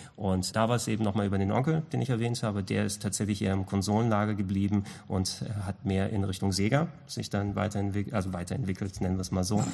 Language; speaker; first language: German; non-native, local second language; Greek